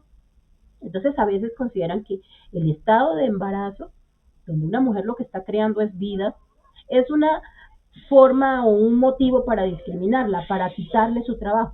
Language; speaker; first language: Spanish; native; Spanish